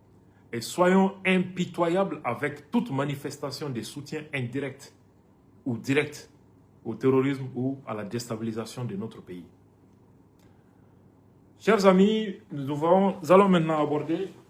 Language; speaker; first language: French; non-native, local second language; Bambara